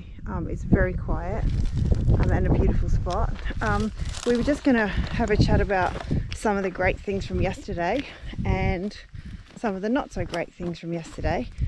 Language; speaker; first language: English; native; English